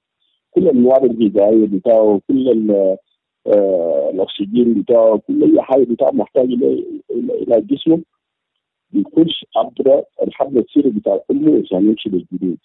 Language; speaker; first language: Arabic; native; Arabic